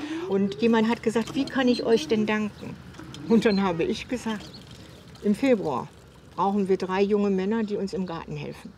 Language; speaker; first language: German; native; German